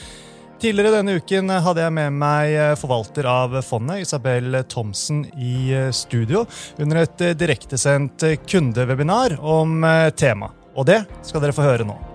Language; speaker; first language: Norwegian; native; Norwegian